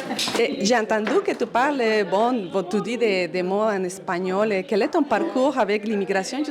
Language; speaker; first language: French; non-native, fluent; Spanish